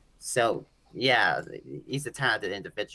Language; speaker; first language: English; native; English